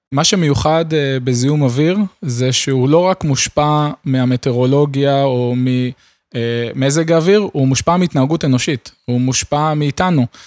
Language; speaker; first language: Hebrew; native; Hebrew